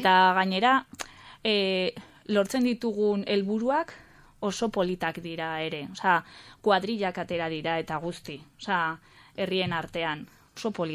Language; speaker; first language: Basque; non-native, local second language; Spanish